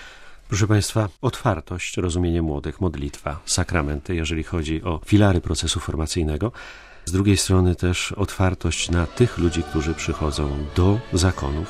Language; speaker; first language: Polish; native; Polish